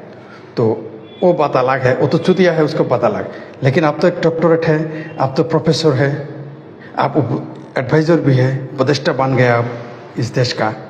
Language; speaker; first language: Hindi; non-native, fluent; Bangla